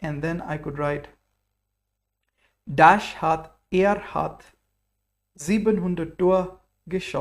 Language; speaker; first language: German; non-native, fluent; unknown